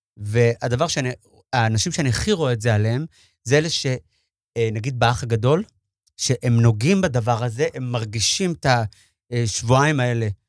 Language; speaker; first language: Hebrew; native; Hebrew